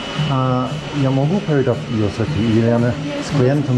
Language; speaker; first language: Russian; non-native, fluent; English